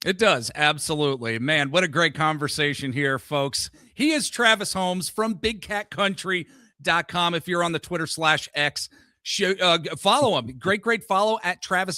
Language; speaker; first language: English; native; English